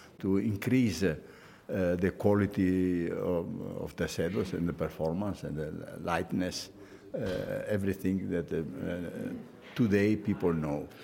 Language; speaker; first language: English; non-native, fluent; Italian